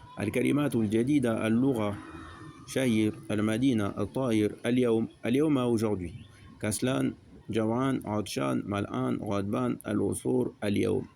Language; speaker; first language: Arabic; non-native, fluent; French